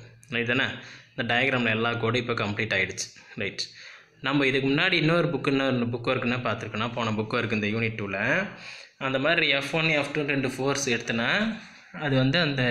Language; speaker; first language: Tamil; native; Tamil